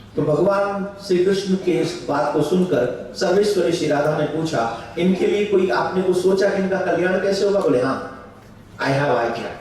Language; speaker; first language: Hindi; native; Hindi